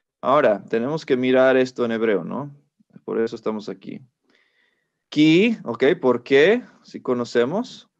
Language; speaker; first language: Spanish; non-native, fluent; English